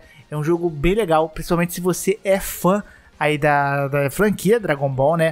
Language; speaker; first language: Portuguese; native; Portuguese